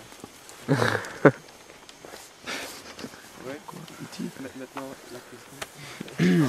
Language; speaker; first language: French; non-native, local second language; Dutch